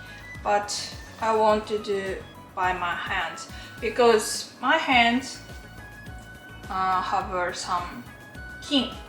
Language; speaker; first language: English; non-native, learner; Japanese